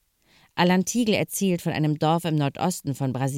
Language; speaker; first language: German; native; German